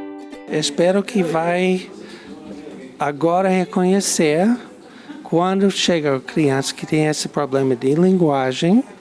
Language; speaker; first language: Portuguese; non-native, fluent; English